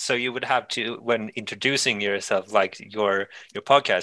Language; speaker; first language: English; non-native, fluent; Swedish